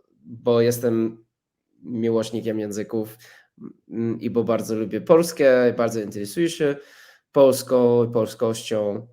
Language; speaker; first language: Polish; non-native, fluent; English